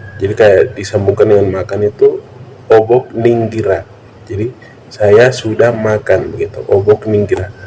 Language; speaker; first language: Indonesian; non-native, local second language; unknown